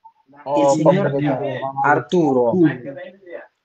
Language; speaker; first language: Italian; non-native, fluent; Bangla